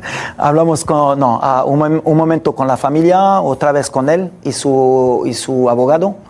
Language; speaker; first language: Spanish; non-native, fluent; French